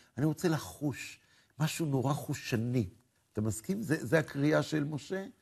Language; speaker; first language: Hebrew; native; Hebrew